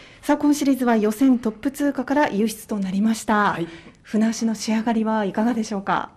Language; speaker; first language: Japanese; native; Japanese